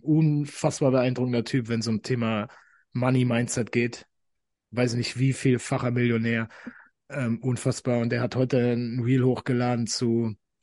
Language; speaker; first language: German; native; German